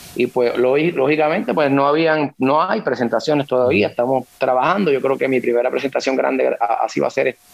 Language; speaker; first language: Spanish; native; Spanish